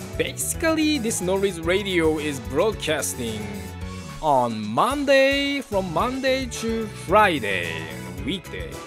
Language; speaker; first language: English; non-native, learner; Japanese